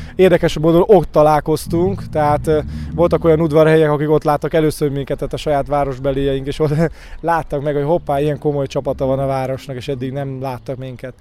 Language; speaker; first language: Hungarian; native; Hungarian